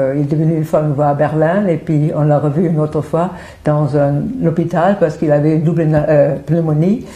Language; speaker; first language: French; non-native, fluent; German